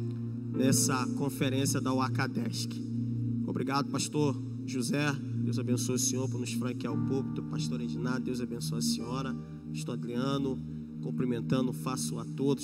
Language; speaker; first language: Portuguese; native; Portuguese